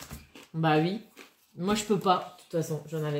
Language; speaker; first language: French; native; French